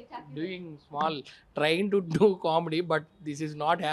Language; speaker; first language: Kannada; non-native, learner; Telugu